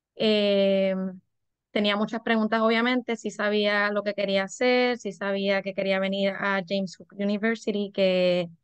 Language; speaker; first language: Spanish; native; Spanish